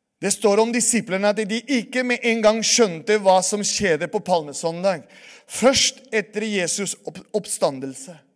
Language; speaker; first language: Norwegian; non-native, fluent; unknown